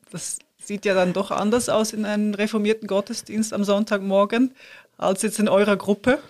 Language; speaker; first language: German; native; German